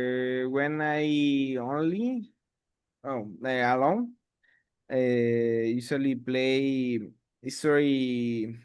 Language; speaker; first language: English; non-native, learner; Spanish